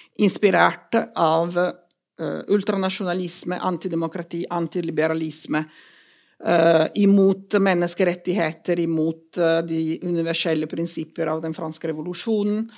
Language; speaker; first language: Norwegian; non-native, fluent; Italian